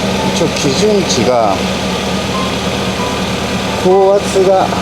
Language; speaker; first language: Japanese; native; Japanese